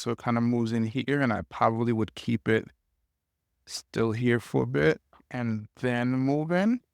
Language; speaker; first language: English; native; English